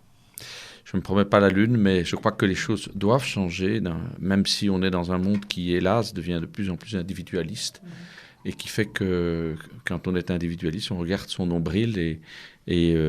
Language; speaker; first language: French; native; French